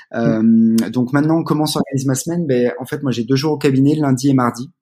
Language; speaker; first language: French; native; French